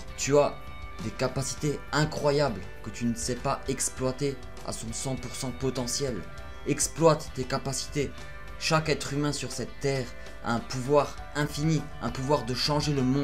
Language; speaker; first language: French; native; French